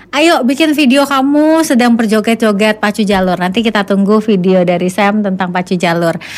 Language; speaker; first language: Indonesian; native; Indonesian